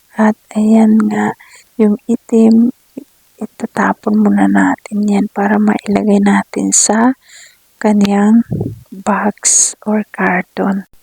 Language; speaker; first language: Filipino; native; Filipino